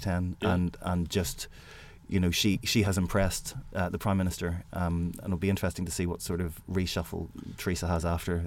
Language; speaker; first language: English; native; English